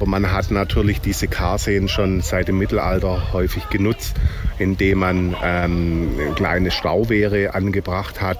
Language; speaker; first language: German; native; German